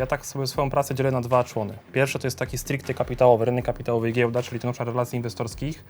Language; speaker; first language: Polish; native; Polish